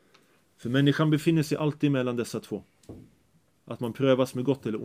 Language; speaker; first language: Swedish; early bilingual, other home language; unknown